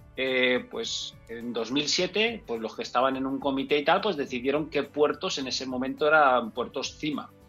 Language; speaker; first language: Spanish; native; Spanish